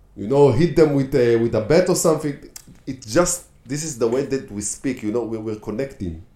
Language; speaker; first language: English; non-native, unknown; Hebrew